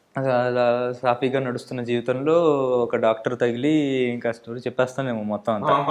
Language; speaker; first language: Telugu; native; Telugu